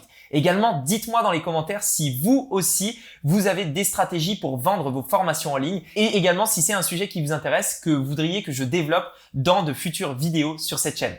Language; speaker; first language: French; native; French